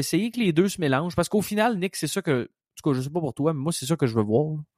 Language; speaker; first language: French; native; French